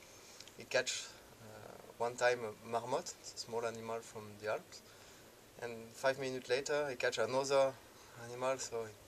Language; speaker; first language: English; non-native, learner; French